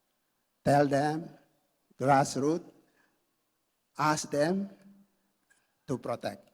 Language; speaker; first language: English; non-native, learner; Indonesian